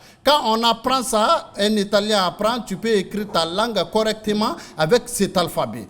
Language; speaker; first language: French; non-native, local second language; Mandingo